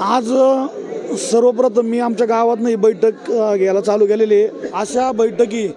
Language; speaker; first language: Marathi; native; Marathi